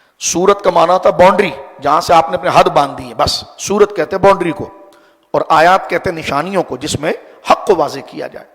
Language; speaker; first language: Urdu; native; Urdu